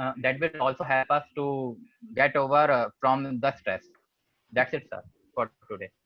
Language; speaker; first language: English; non-native, learner; Hindi